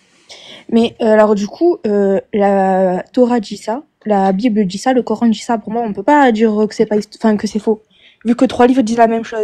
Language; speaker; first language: French; native; French